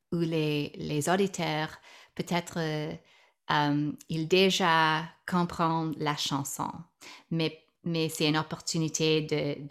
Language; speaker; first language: French; non-native, learner; English